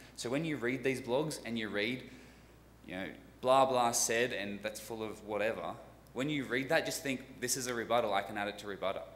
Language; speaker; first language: English; native; English